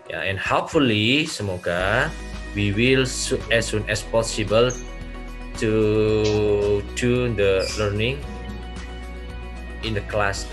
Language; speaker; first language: English; non-native, learner; Indonesian